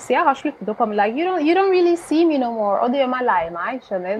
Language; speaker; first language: Norwegian; early bilingual, heritage; Norwegian